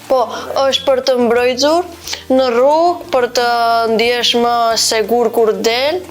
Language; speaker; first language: Albanian; early bilingual, heritage; Albanian